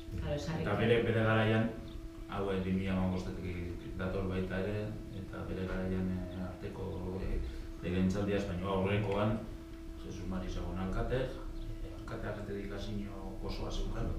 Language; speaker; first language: Basque; native; Basque